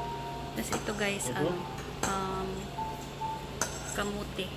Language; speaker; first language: Korean; non-native, learner; Filipino